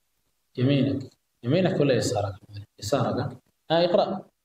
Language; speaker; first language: Arabic; non-native, fluent; Indonesian